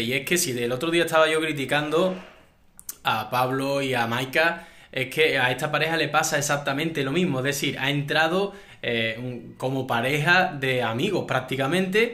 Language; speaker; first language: Spanish; native; Spanish